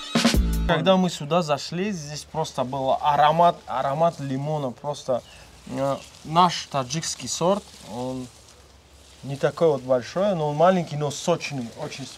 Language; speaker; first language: Russian; non-native, local second language; Tajik